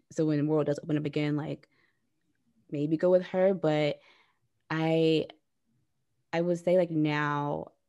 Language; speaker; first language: English; native; English